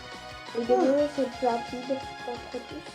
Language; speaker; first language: French; native; French